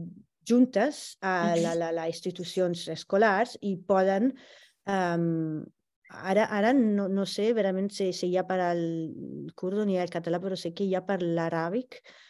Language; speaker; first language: Catalan; non-native, fluent; Italian